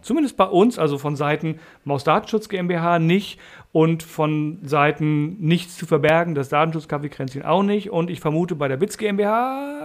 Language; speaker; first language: German; native; German